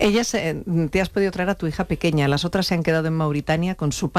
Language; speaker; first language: Spanish; native; Spanish